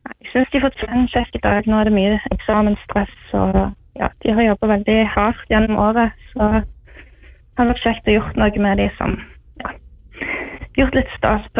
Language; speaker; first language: Norwegian; native; Norwegian